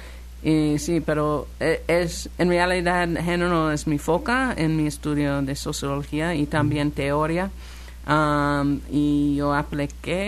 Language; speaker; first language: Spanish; non-native, learner; English